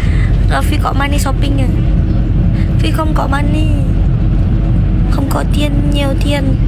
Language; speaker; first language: Vietnamese; non-native, learner; Indonesian